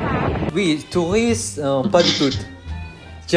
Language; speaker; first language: French; non-native, learner; Filipino